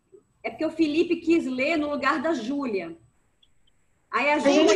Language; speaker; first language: Portuguese; native; Portuguese